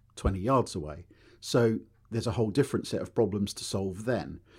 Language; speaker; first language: English; native; English